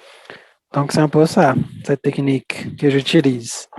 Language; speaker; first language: French; non-native, fluent; Portuguese